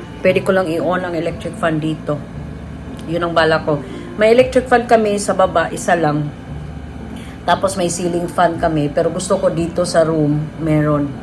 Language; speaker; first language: Filipino; native; Filipino